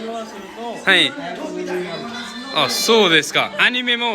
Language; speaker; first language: Japanese; non-native, learner; Nepali